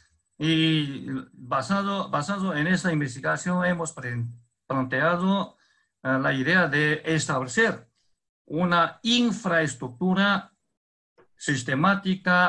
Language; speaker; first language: Spanish; non-native, fluent; Chinese